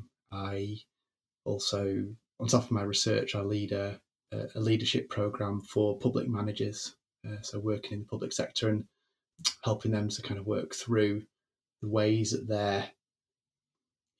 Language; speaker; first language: English; native; English